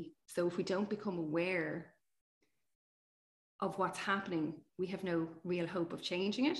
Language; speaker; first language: English; native; English